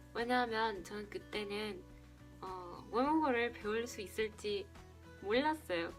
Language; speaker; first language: Korean; non-native, fluent; Spanish